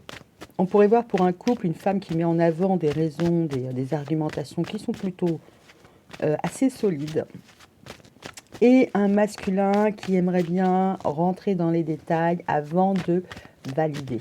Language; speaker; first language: French; native; French